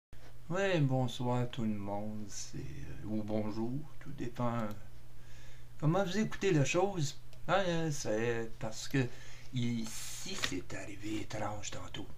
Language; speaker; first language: French; native; French